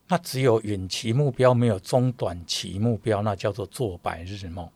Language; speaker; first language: Chinese; native; Chinese